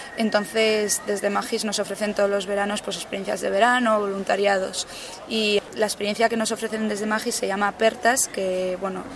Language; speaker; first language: Spanish; native; Spanish